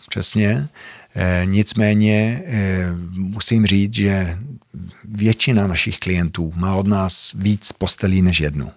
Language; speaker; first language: Czech; early bilingual, heritage; Czech